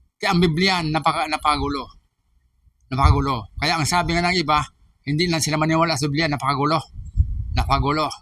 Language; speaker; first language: Filipino; non-native, local second language; Cebuano